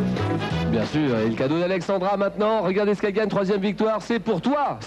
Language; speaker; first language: French; native; French